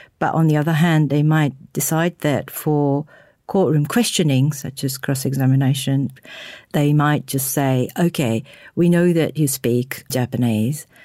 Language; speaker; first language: English; non-native, fluent; Japanese